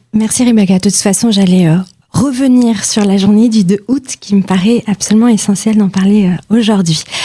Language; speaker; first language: French; native; French